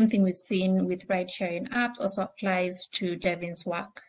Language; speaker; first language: English; non-native, local second language; Swahili